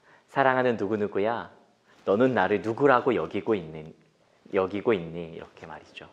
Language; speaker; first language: Korean; native; Korean